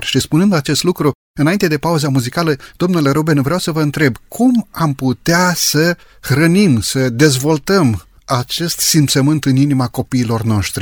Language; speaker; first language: Romanian; native; Romanian